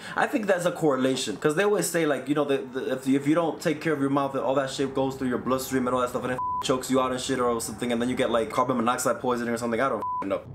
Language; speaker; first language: English; native; English